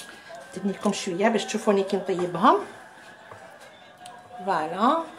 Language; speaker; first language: Arabic; native; Arabic